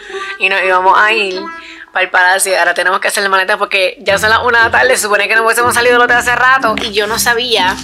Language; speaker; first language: Spanish; native; Spanish